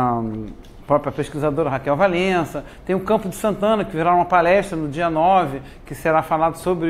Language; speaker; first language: Portuguese; native; Portuguese